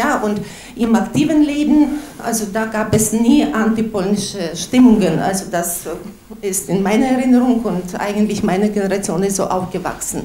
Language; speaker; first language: German; non-native, fluent; Ukrainian